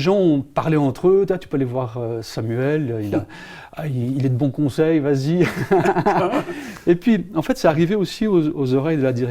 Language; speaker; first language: French; native; French